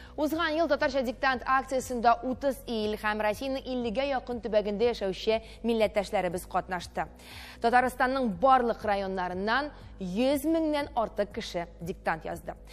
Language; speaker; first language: Tatar; native; Tatar